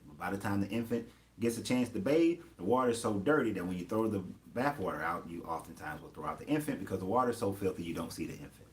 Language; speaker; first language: English; native; English